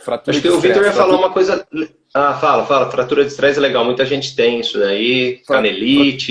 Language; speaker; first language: Portuguese; native; Portuguese